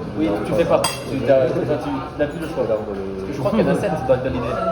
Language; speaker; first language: French; native; French